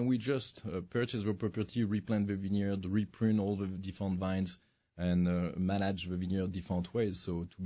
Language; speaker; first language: English; non-native, fluent; French